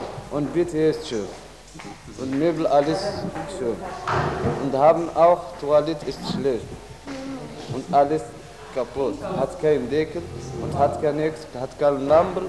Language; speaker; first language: German; non-native, learner; Arabic